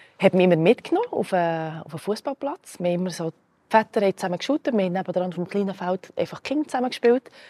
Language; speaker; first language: German; early bilingual, other home language; Croatian